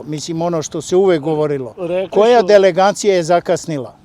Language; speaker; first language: Bosnian; native; Bosnian